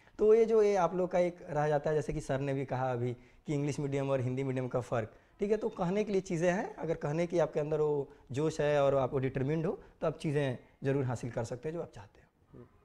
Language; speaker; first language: Hindi; native; Hindi